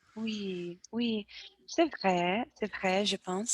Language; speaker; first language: French; non-native, learner; Portuguese